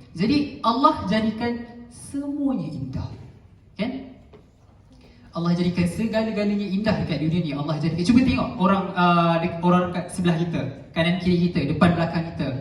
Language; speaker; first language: Malay; native; Malay